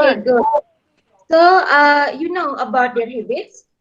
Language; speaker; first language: English; non-native, learner; Indonesian